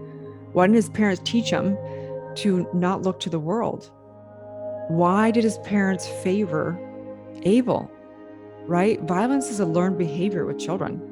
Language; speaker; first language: English; native; English